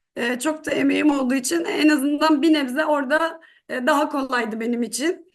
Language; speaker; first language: Turkish; native; Turkish